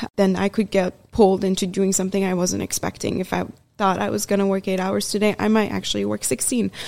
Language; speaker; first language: English; early bilingual, other home language; Persian